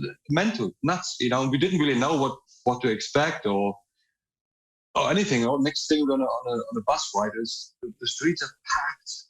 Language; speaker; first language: English; non-native, fluent; German